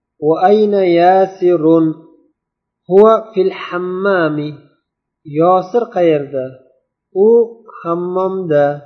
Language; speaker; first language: Arabic; non-native, fluent; Uzbek